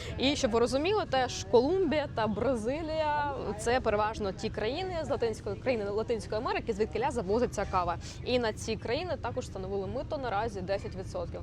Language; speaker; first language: Ukrainian; native; Ukrainian